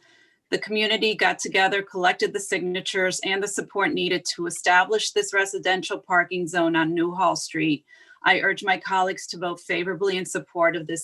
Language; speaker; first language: English; native; English